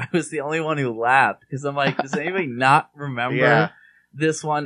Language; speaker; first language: English; native; English